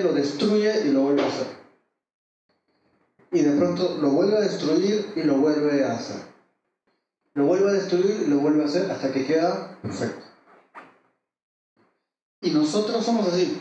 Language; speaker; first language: Spanish; native; Spanish